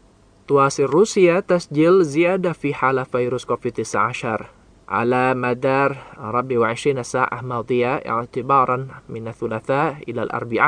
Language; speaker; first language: Arabic; non-native, fluent; Indonesian